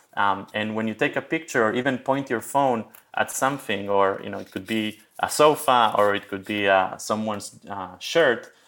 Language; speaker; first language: English; early bilingual, other home language; Spanish